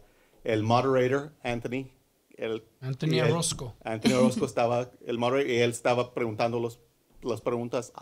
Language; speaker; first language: Spanish; early bilingual, heritage; English